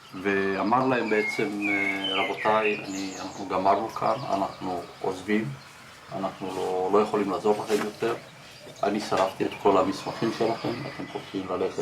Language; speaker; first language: Hebrew; early bilingual, other home language; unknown